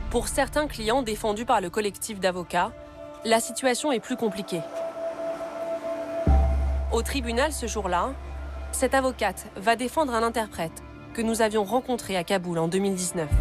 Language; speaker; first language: French; native; French